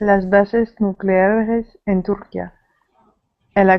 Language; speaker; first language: Spanish; non-native, learner; French